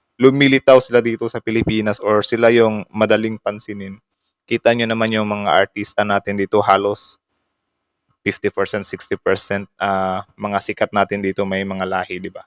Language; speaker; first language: Filipino; native; Filipino